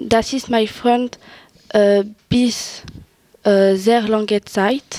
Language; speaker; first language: German; non-native, local second language; French